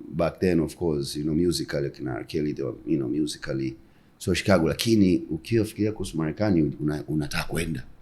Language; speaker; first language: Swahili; native; Swahili